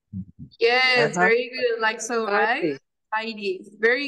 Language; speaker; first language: English; non-native, fluent; Spanish